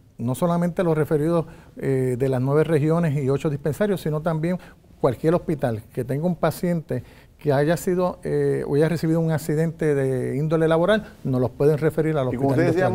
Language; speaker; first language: Spanish; native; Spanish